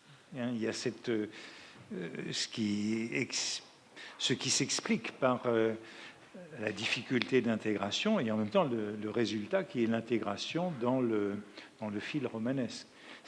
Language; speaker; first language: French; native; French